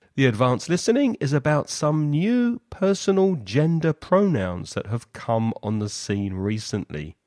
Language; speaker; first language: English; native; English